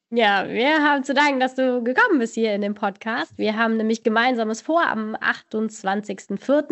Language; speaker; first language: German; native; German